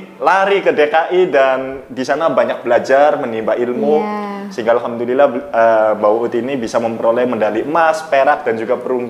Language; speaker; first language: Indonesian; native; Indonesian